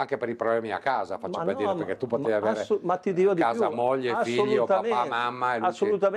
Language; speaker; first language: Italian; native; Italian